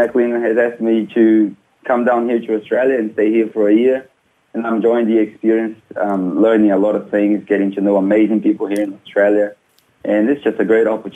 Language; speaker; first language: English; non-native, fluent; Portuguese